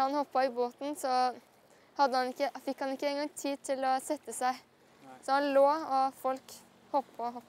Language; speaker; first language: Norwegian; early bilingual, other home language; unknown